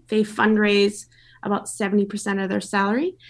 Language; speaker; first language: English; native; English